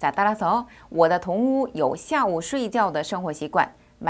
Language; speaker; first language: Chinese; non-native, fluent; Korean